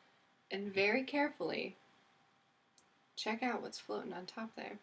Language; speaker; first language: English; native; English